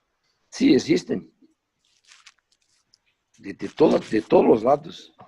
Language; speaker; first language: Spanish; non-native, fluent; Portuguese